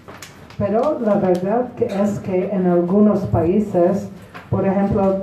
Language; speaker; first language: Spanish; non-native, fluent; Polish